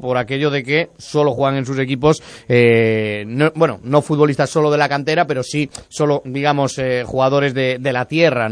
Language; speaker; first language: Spanish; native; Spanish